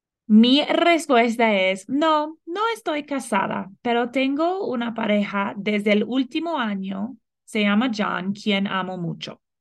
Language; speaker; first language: Spanish; non-native, fluent; English